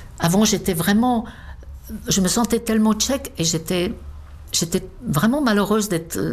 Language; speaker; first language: French; non-native, fluent; Czech